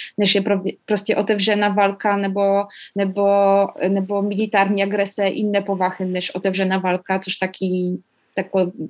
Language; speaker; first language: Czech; non-native, learner; Polish